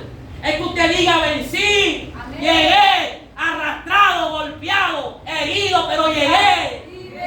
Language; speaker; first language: Spanish; native; Spanish